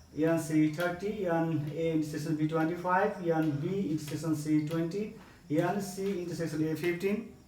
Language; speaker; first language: English; non-native, local second language; Nepali